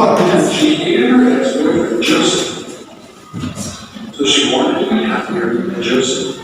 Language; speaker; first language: English; non-native, learner; Indonesian